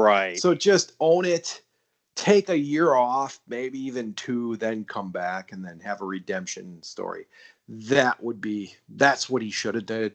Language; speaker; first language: English; native; English